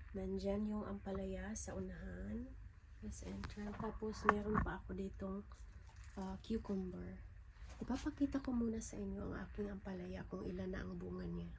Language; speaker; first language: Filipino; native; Filipino